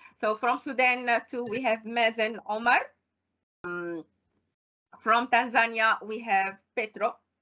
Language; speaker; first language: English; non-native, fluent; Arabic